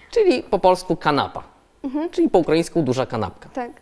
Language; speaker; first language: Polish; native; Polish